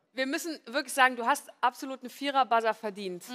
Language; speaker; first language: German; native; German